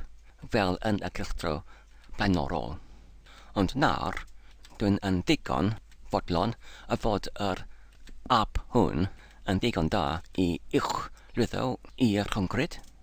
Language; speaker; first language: Welsh; non-native, learner; English